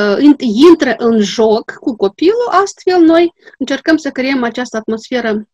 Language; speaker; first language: Romanian; non-native, local second language; Gagauz